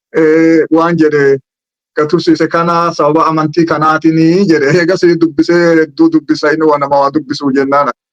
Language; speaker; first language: Oromo; native; Oromo